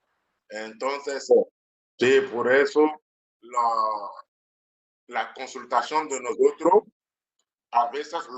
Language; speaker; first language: Spanish; non-native, learner; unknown